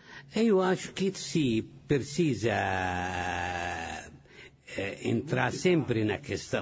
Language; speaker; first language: Portuguese; non-native, fluent; Arabic